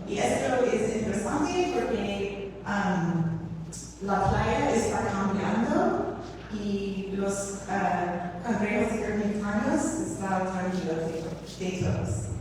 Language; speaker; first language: Spanish; non-native, learner; English